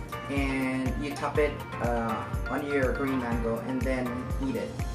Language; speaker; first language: English; non-native, local second language; Filipino